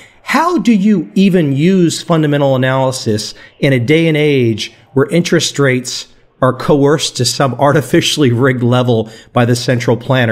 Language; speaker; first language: English; native; English